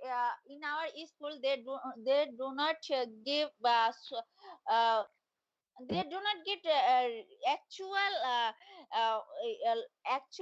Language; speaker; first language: English; non-native, learner; Bangla